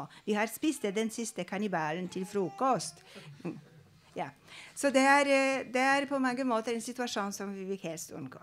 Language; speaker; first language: Norwegian; non-native, fluent; Polish